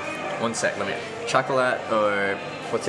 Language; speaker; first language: English; native; English